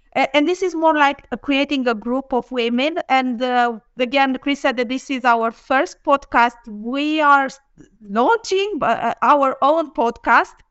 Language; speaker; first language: English; non-native, fluent; Romanian